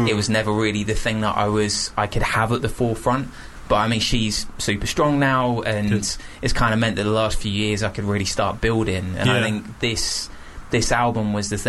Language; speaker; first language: English; native; English